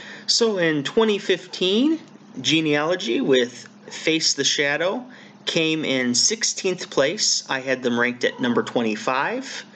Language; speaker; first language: English; native; English